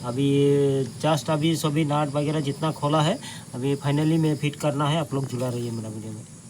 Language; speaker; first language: Hindi; non-native, local second language; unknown